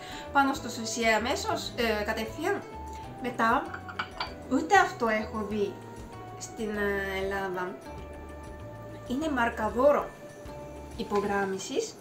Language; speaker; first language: Greek; non-native, fluent; Japanese